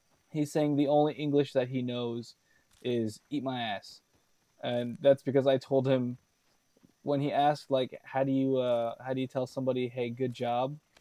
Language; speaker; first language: English; early bilingual, other home language; Japanese